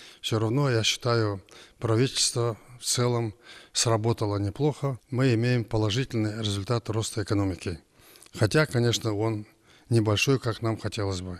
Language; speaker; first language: Russian; non-native, local second language; Kazakh